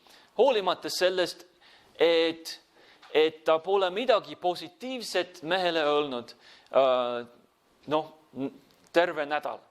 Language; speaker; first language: Estonian; non-native, fluent; English